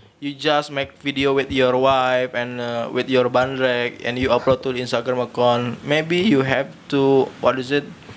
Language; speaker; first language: English; non-native, learner; Indonesian